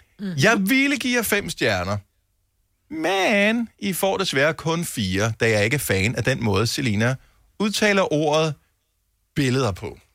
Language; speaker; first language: Danish; native; Danish